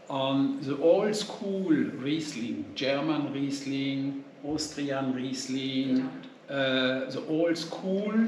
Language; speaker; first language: English; non-native, learner; French